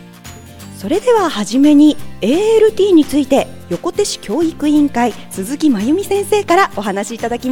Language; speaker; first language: Japanese; native; Japanese